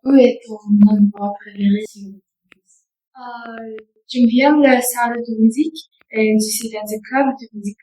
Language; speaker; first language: French; non-native, learner; Japanese